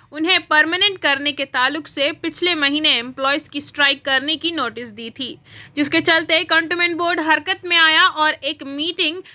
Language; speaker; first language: Hindi; non-native, local second language; Urdu